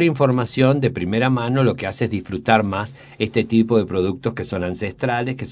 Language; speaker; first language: Spanish; native; Spanish